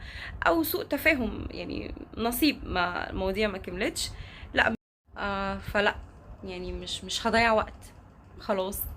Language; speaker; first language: Arabic; native; Arabic